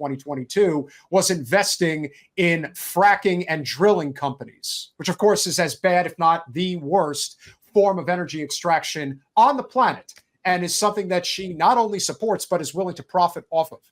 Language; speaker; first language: English; native; English